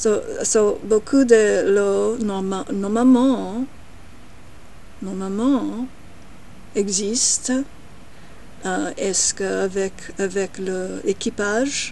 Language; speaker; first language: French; non-native, learner; English